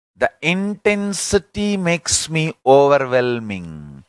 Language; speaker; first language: English; non-native, local second language; Tamil